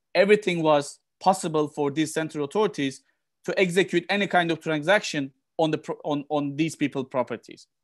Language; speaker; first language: English; non-native, fluent; Turkish